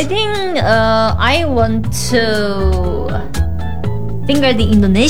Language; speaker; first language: English; non-native, learner; Korean